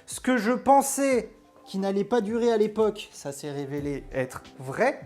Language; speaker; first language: French; native; French